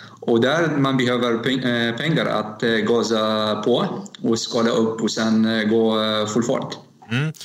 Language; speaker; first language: Swedish; non-native, learner; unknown